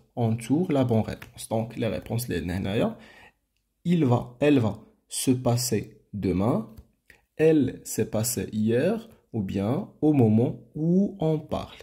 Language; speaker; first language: French; non-native, local second language; Arabic